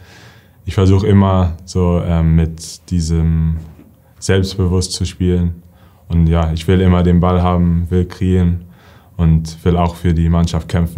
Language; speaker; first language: German; early bilingual, heritage; English